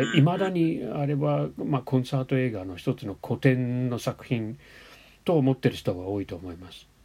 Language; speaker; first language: Japanese; non-native, fluent; English